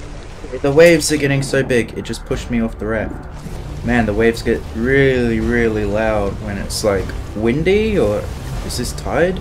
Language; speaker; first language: English; native; English